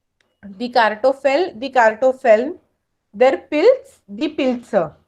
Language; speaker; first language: German; non-native, fluent; Hindi